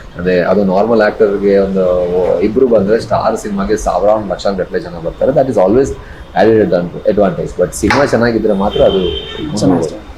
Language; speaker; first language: Kannada; non-native, local second language; Tulu